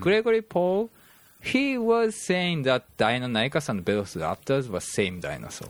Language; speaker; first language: English; non-native, fluent; Japanese